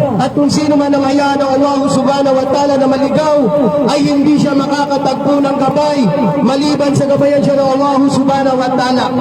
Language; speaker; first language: Filipino; native; Filipino